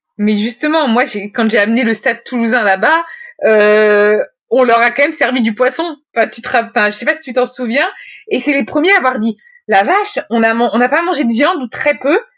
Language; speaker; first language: French; native; French